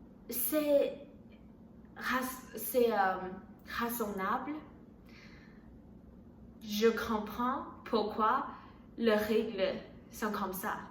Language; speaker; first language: French; non-native, learner; Chinese